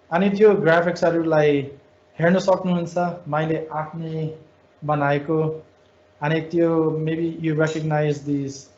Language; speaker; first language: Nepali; non-native, fluent; English